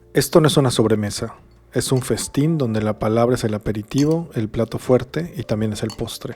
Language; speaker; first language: Spanish; native; Spanish